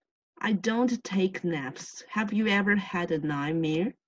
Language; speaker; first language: English; non-native, learner; Chinese